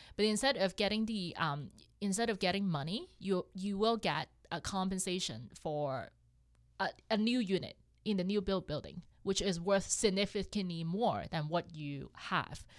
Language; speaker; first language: English; non-native, local second language; Cantonese